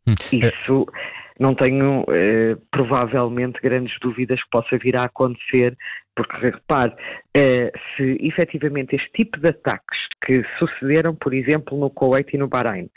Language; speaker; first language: Portuguese; native; Portuguese